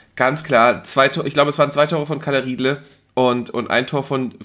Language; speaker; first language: German; native; German